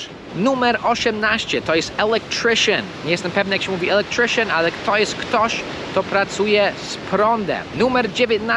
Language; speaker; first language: Polish; early bilingual, heritage; Polish